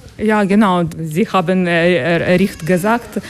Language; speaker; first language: German; non-native, learner; Russian